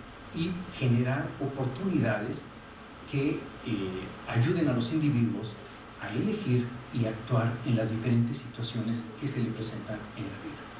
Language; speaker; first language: Spanish; native; Spanish